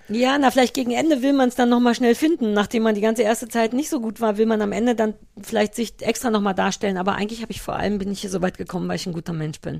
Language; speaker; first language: German; native; German